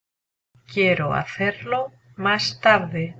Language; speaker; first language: Spanish; non-native, learner; English